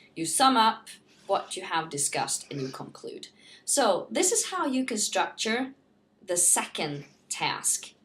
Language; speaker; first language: English; non-native, fluent; Norwegian